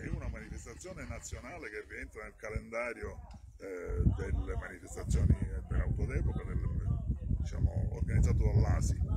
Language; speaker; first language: Italian; native; Italian